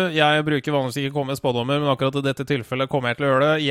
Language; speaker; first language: Norwegian; native; Norwegian